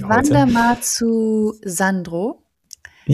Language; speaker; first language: German; native; German